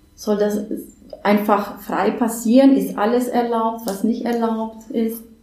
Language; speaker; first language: German; native; German